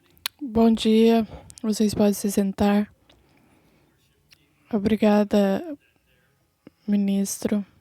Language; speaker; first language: Portuguese; non-native, fluent; English